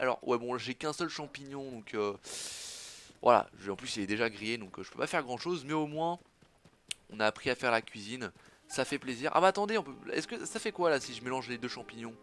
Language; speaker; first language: French; native; French